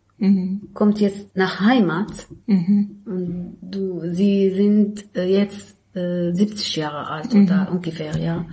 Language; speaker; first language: German; non-native, learner; Arabic